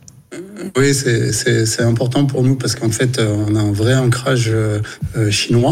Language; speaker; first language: French; native; French